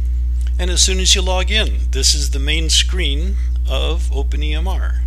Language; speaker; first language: English; native; English